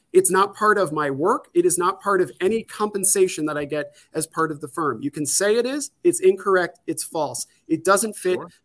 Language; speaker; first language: English; native; English